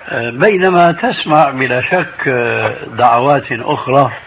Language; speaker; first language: Arabic; early bilingual, other home language; Albanian